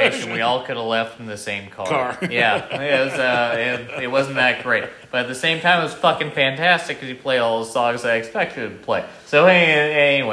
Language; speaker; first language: English; native; English